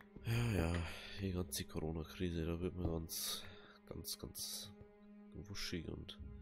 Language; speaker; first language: German; native; German